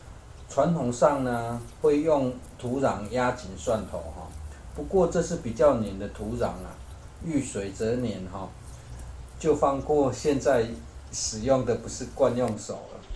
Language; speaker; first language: Chinese; native; Chinese